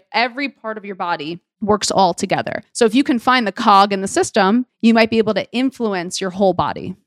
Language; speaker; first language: English; native; English